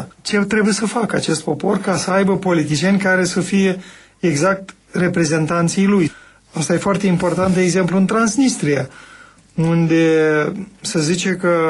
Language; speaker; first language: Romanian; native; Romanian